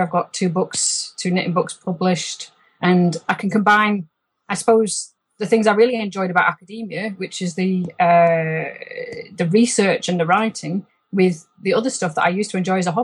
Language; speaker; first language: English; native; English